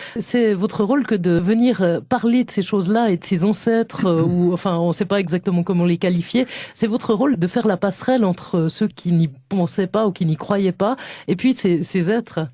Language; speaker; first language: French; native; French